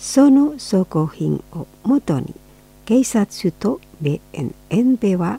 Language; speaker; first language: Japanese; non-native, fluent; Indonesian